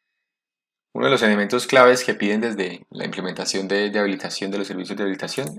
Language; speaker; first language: Spanish; native; Spanish